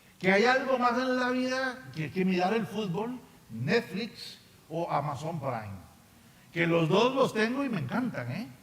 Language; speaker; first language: Spanish; native; Spanish